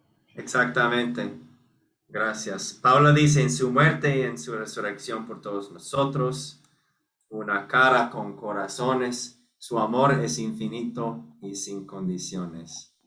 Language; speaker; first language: Spanish; non-native, fluent; English